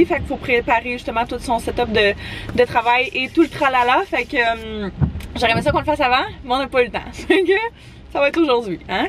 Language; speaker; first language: French; native; French